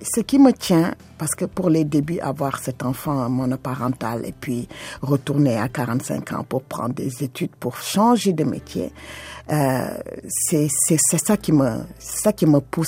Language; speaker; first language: French; non-native, local second language; Wolof